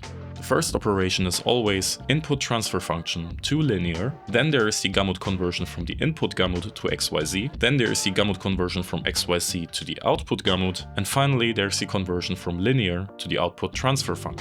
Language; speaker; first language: English; non-native, fluent; German